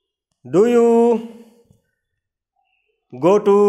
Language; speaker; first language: English; non-native, learner; Hindi